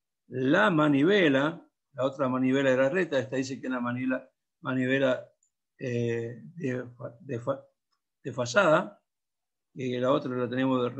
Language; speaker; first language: Spanish; native; Spanish